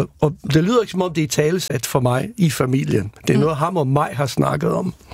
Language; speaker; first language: Danish; non-native, fluent; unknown